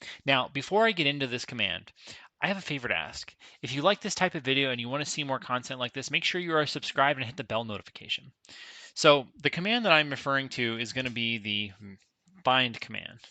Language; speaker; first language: English; native; English